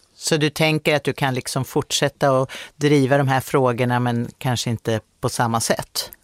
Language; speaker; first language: Swedish; native; Swedish